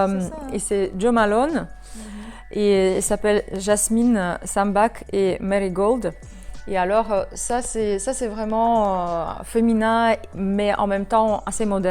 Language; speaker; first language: French; non-native, fluent; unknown